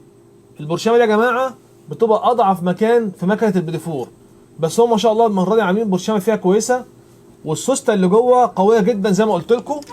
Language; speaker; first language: Arabic; native; Arabic